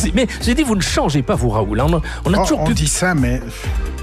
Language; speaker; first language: French; native; French